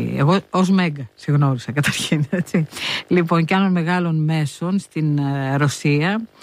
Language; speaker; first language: Greek; native; Greek